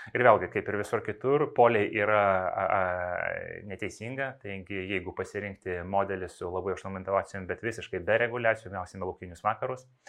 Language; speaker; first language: Lithuanian; non-native, local second language; Russian